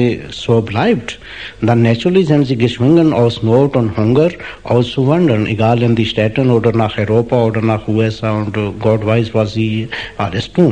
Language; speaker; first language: German; non-native, fluent; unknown